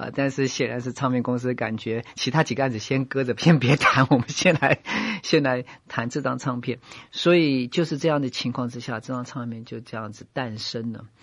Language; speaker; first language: Chinese; native; Chinese